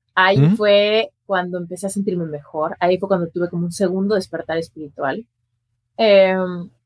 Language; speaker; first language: Spanish; native; Spanish